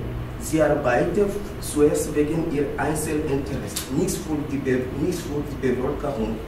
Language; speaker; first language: German; non-native, learner; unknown